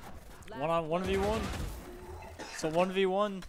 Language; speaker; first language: English; native; English